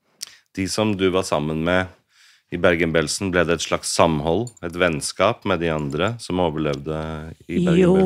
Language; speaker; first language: Norwegian; native; Norwegian